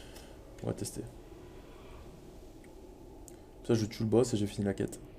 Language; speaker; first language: French; native; French